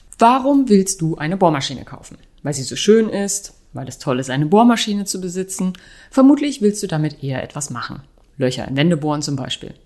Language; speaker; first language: German; native; German